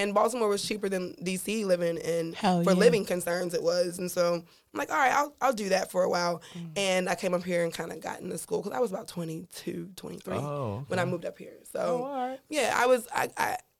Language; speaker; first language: English; native; English